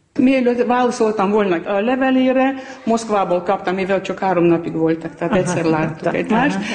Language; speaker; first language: Hungarian; non-native, fluent; Armenian